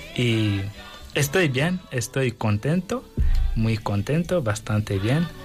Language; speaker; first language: Spanish; non-native, fluent; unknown